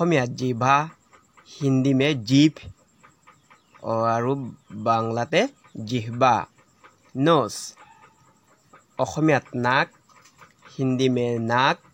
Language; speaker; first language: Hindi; non-native, local second language; Assamese